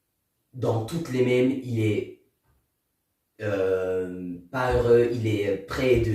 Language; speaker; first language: French; non-native, learner; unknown